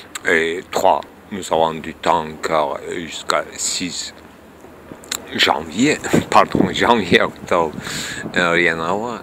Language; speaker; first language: French; non-native, fluent; Turkish